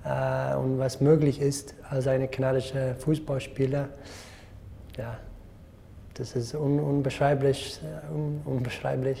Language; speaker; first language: German; non-native, fluent; English